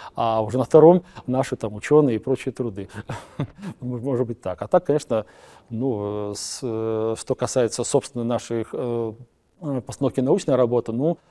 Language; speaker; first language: Russian; native; Russian